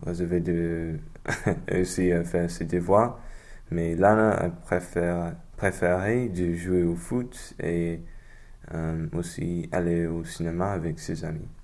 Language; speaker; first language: French; non-native, learner; English